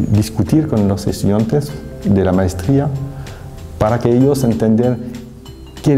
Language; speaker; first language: Spanish; non-native, fluent; French